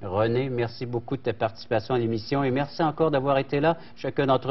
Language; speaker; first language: French; native; French